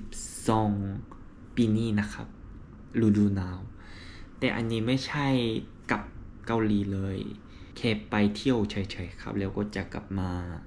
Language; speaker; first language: Thai; non-native, learner; Korean